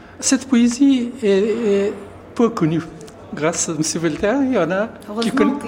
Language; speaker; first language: French; non-native, fluent; Pashto